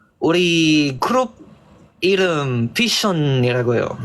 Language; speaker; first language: Korean; non-native, learner; Filipino